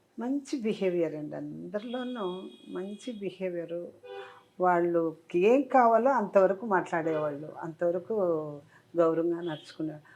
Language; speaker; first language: Telugu; native; Telugu